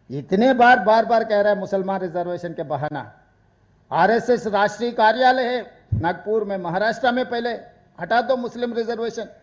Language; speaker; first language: Hindi; non-native, local second language; Telugu